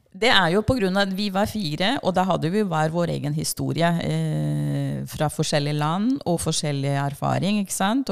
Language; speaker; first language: Norwegian; non-native, fluent; Spanish